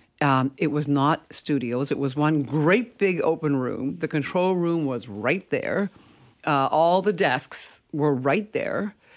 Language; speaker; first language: English; early bilingual, other home language; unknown